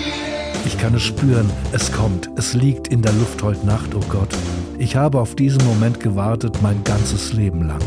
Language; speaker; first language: German; native; German